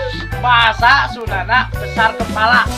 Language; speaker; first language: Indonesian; non-native, local second language; Sundanese